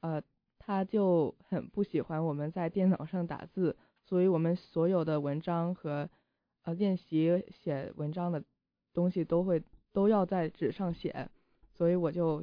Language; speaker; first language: Chinese; early bilingual, heritage; Chinese